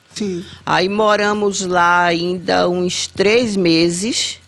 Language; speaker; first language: Portuguese; native; Portuguese